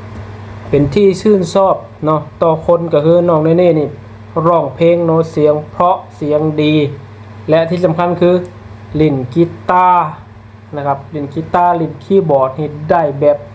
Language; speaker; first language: Thai; non-native, local second language; Lao